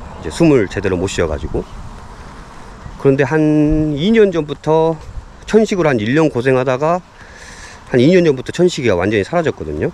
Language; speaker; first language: Korean; native; Korean